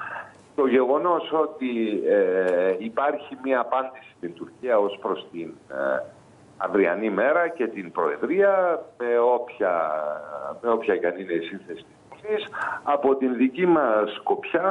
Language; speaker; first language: Greek; native; Greek